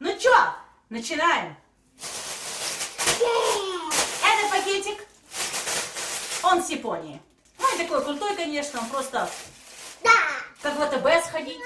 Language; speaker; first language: Russian; native; Russian